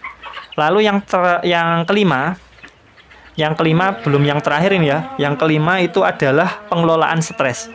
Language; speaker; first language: Indonesian; native; Indonesian